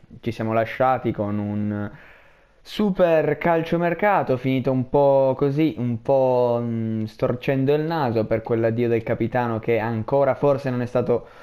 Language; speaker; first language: Italian; native; Italian